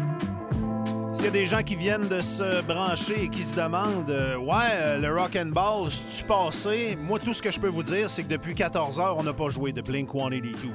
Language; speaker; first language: French; native; French